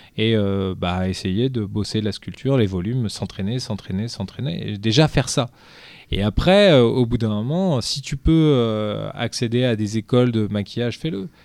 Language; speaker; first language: French; early bilingual, other home language; Portuguese